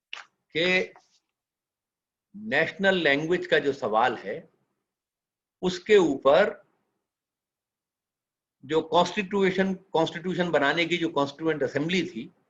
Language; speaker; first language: Hindi; native; Hindi